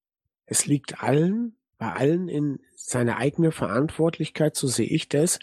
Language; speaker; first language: German; native; German